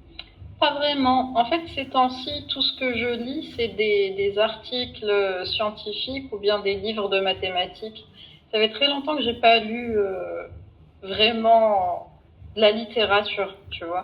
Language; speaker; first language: French; non-native, fluent; Arabic